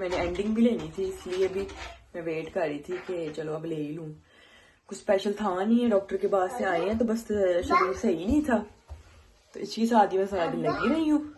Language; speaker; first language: Urdu; native; Urdu